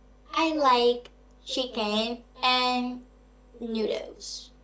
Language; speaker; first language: English; non-native, learner; Vietnamese